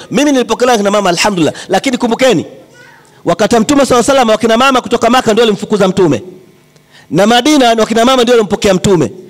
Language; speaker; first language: Swahili; native; Swahili